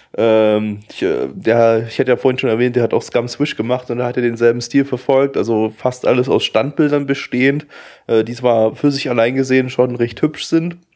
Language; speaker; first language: German; early bilingual, other home language; Russian